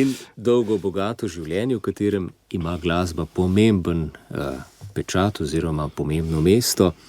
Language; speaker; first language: Slovenian; native; Slovenian